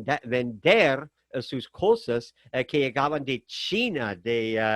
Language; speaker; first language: Spanish; non-native, fluent; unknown